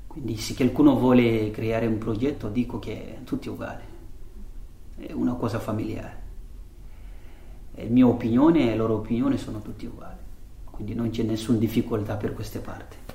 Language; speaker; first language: Italian; non-native, fluent; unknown